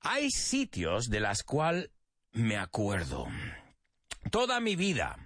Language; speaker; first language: Spanish; non-native, fluent; English